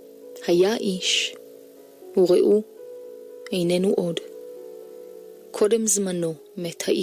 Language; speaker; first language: Hebrew; native; Hebrew